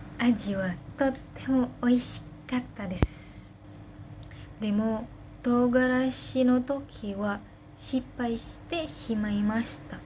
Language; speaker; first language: Japanese; non-native, learner; Indonesian